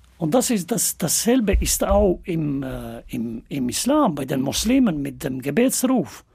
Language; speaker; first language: German; non-native, fluent; Albanian